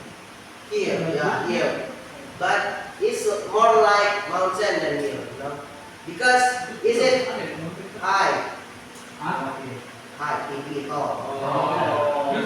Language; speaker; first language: English; non-native, learner; Indonesian